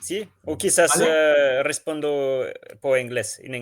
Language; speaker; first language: Spanish; non-native, learner; French